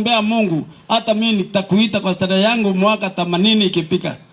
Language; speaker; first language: Swahili; non-native, local second language; Meru